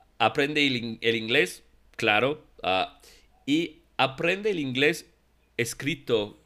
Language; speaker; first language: Spanish; non-native, fluent; English